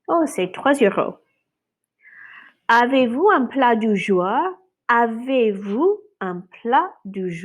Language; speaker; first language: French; non-native, fluent; English